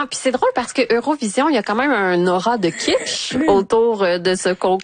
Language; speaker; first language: French; native; French